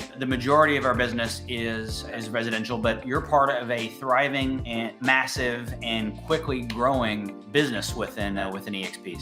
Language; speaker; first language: English; native; English